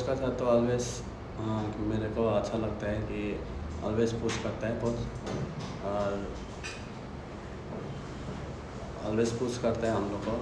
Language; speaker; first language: Hindi; non-native, local second language; Nepali